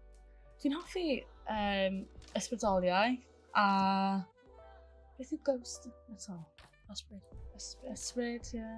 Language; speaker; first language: Welsh; non-native, learner; English